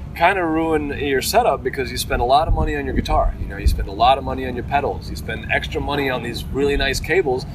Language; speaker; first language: English; early bilingual, other home language; Italian